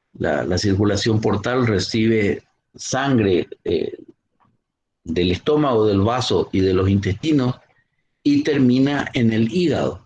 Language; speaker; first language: Spanish; native; Spanish